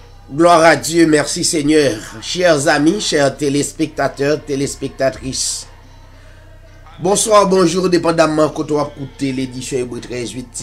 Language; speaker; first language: French; non-native, local second language; Haitian Creole